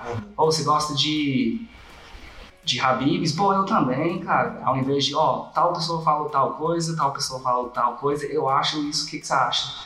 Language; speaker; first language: Portuguese; non-native, fluent; English